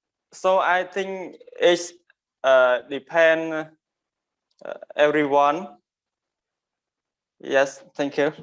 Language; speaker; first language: English; non-native, learner; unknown